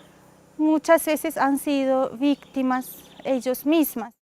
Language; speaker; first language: Spanish; non-native, fluent; Turkish